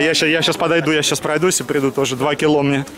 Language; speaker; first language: Russian; native; Russian